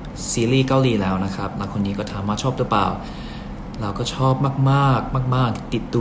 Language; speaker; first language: Thai; early bilingual, other home language; English